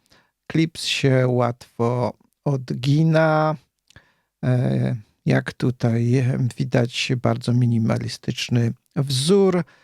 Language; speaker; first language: Polish; native; Polish